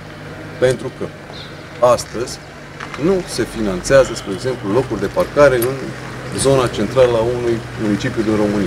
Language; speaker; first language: Romanian; native; Romanian